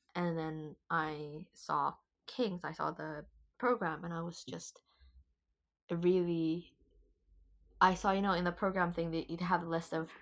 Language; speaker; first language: English; non-native, fluent; Indonesian